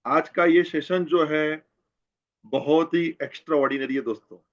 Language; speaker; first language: Hindi; non-native, local second language; Gujarati